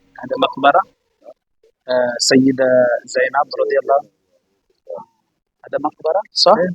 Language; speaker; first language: Arabic; non-native, learner; Bangla